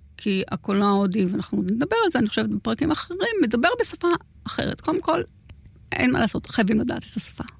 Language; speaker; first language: Hebrew; native; Hebrew